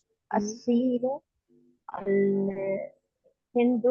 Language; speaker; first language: Arabic; non-native, learner; Urdu